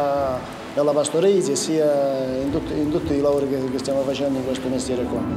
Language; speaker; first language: Italian; native; Italian